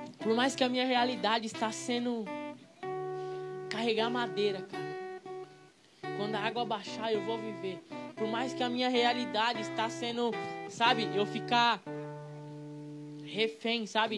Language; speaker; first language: Portuguese; native; Portuguese